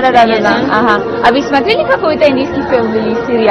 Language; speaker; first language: Russian; non-native, learner; Hindi